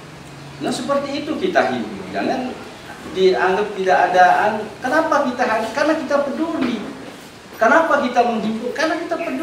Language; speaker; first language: Indonesian; non-native, local second language; Sasak